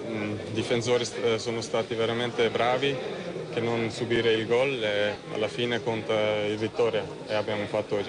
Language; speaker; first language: Italian; non-native, fluent; Turkish